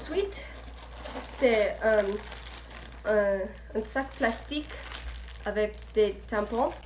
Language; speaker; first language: French; non-native, learner; English